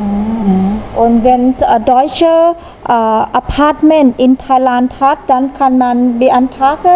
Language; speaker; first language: German; non-native, learner; Thai